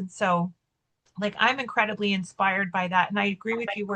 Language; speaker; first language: English; native; English